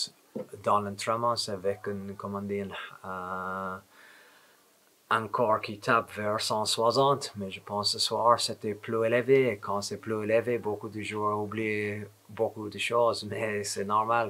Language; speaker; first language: French; non-native, fluent; English